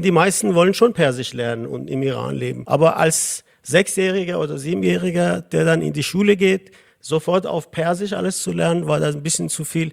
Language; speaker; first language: German; non-native, fluent; Persian